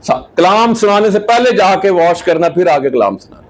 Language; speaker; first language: Urdu; non-native, local second language; Punjabi